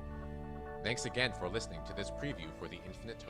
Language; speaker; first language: English; native; English